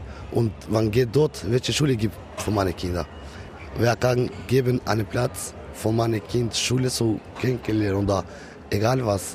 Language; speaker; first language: German; non-native, learner; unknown